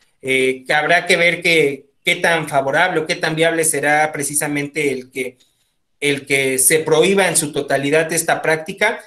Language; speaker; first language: Spanish; native; Spanish